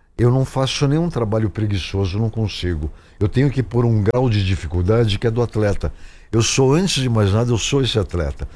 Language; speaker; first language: Portuguese; native; Portuguese